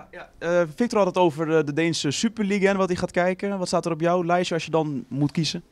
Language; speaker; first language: Dutch; native; Dutch